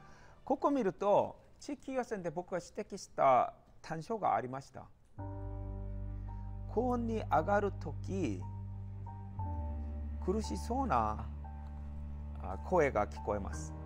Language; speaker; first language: Japanese; non-native, learner; Korean